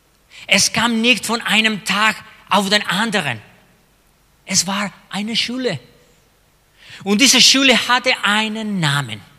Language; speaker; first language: German; non-native, fluent; Spanish